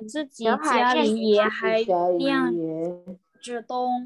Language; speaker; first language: Chinese; non-native, learner; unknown